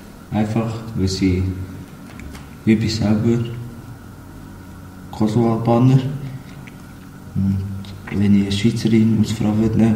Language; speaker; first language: German; early bilingual, other home language; Albanian